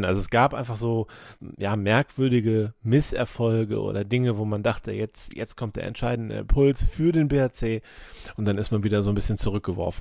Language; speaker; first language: German; native; German